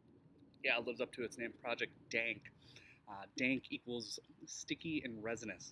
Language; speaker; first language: English; native; English